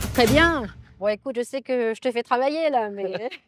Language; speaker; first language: French; native; French